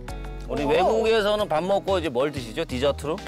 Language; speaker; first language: Korean; native; Korean